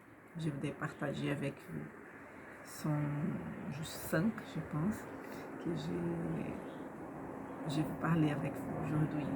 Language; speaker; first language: French; non-native, learner; Portuguese